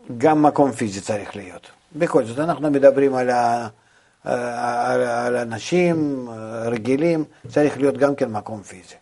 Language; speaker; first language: Hebrew; non-native, fluent; Russian